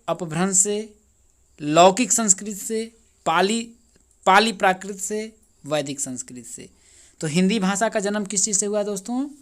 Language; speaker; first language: Hindi; native; Hindi